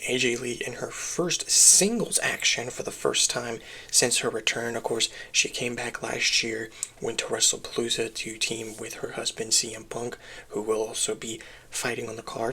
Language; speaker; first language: English; native; English